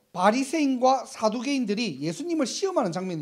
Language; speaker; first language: Korean; native; Korean